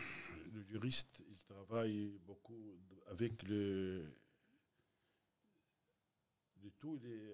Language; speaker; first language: French; non-native, learner; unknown